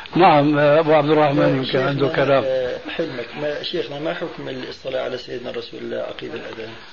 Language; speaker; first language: Arabic; early bilingual, other home language; Albanian